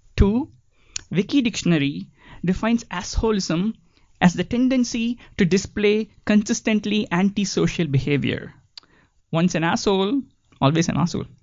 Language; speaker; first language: English; non-native, local second language; Tamil